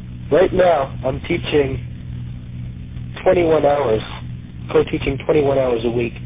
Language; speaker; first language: English; native; English